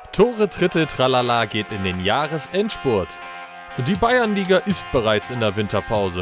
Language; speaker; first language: German; native; German